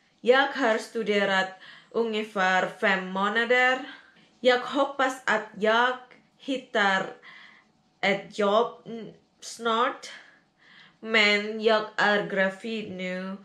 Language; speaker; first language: Swedish; non-native, learner; Indonesian